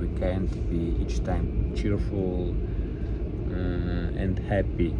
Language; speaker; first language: English; non-native, learner; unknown